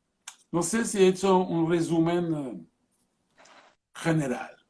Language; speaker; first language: Spanish; non-native, fluent; French